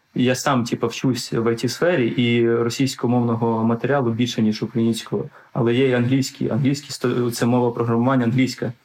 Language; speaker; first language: Ukrainian; non-native, local second language; Russian